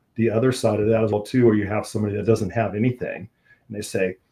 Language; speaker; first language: English; native; English